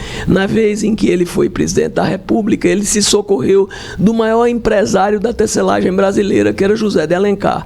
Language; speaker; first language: Portuguese; native; Portuguese